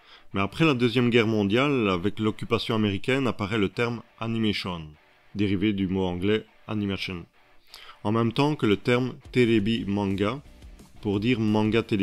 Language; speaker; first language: French; native; French